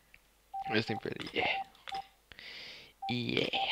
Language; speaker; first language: English; non-native, learner; Spanish